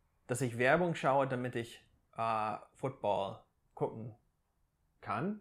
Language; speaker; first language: German; non-native, fluent; English